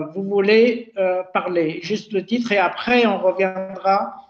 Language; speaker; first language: French; non-native, local second language; Arabic